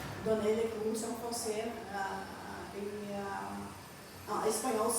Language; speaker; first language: French; non-native, learner; Portuguese